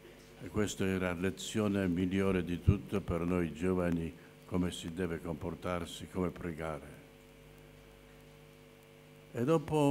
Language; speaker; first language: Italian; non-native, fluent; Polish